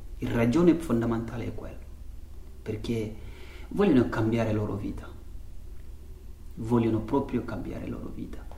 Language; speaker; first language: Italian; non-native, learner; Fula